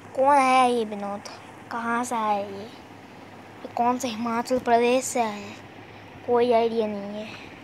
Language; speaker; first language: Hindi; non-native, local second language; Bangla